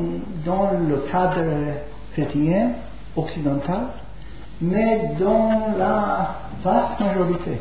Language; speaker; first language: French; non-native, fluent; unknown